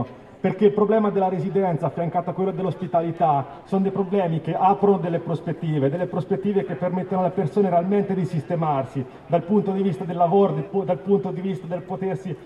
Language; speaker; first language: Italian; native; Italian